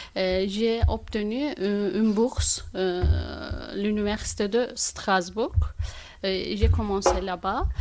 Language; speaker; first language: French; non-native, learner; Turkish